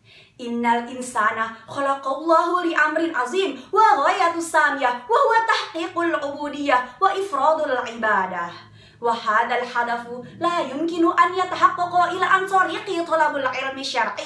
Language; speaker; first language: Arabic; non-native, learner; Indonesian